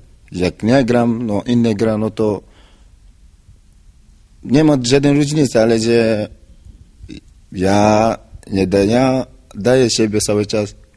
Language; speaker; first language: Polish; non-native, learner; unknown